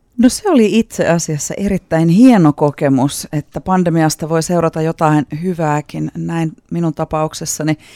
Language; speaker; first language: Finnish; native; Finnish